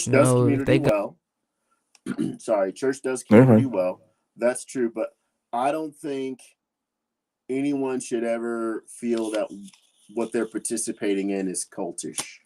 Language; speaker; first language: English; native; English